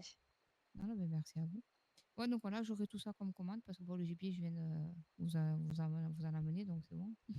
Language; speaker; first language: French; native; French